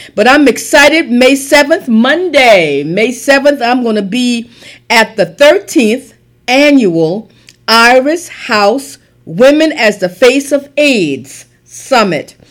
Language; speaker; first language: English; native; English